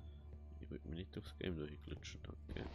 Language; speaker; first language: German; native; German